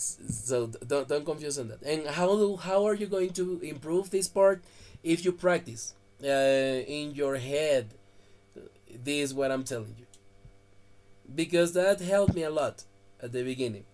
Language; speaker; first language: English; non-native, fluent; Spanish